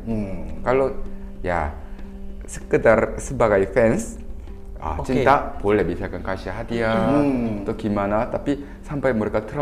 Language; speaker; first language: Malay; non-native, fluent; Korean